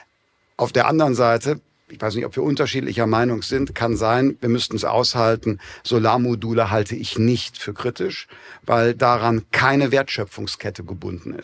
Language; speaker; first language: German; native; German